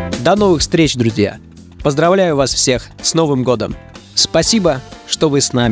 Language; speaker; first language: Russian; native; Russian